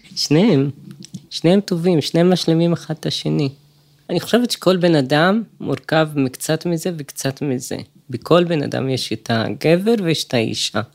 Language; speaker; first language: Hebrew; native; Hebrew